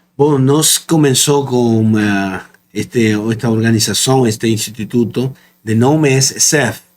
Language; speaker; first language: Portuguese; non-native, fluent; Spanish